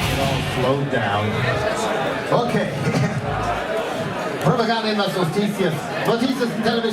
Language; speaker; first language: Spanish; non-native, learner; English